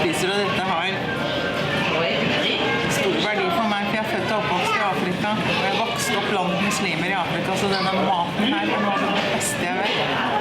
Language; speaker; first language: Norwegian; early bilingual, heritage; Norwegian